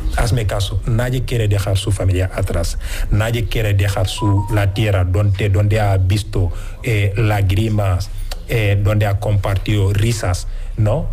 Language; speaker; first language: Spanish; non-native, fluent; Wolof